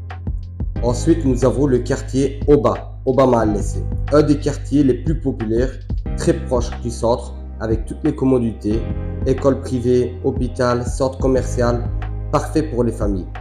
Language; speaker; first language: French; non-native, fluent; Turkish